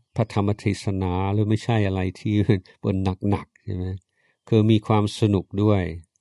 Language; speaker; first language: Thai; non-native, fluent; English